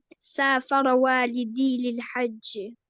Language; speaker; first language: Arabic; non-native, learner; Albanian